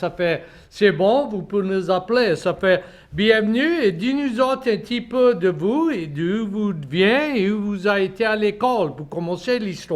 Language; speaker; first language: French; native; French